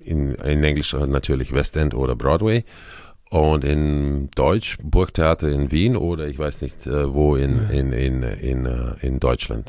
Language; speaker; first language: German; non-native, fluent; Croatian